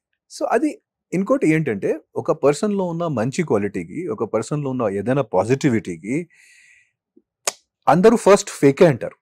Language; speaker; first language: Telugu; non-native, fluent; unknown